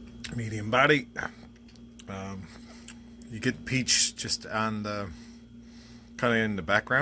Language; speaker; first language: English; native; English